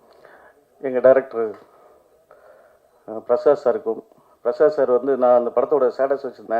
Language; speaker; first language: Tamil; native; Tamil